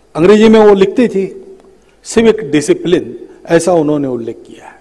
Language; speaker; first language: Hindi; native; Hindi